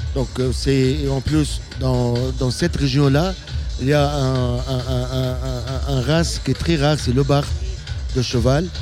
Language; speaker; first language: French; non-native, local second language; Arabic